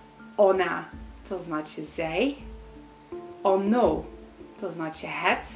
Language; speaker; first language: Polish; non-native, learner; Dutch